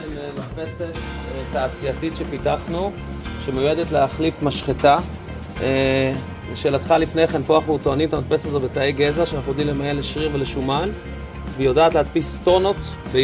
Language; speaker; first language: Hebrew; native; Hebrew